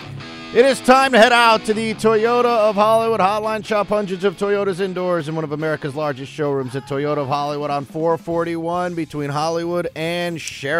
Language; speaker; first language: English; native; English